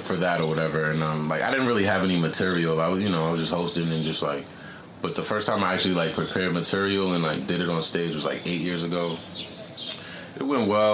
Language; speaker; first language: English; native; English